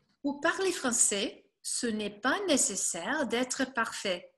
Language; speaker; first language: French; non-native, fluent; English